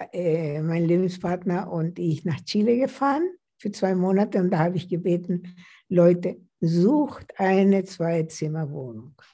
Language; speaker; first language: German; non-native, fluent; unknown